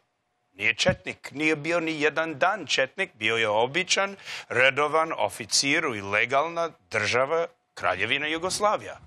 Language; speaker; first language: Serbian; non-native, learner; English